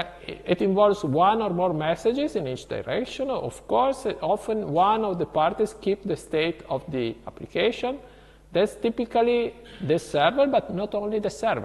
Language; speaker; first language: English; non-native, fluent; Italian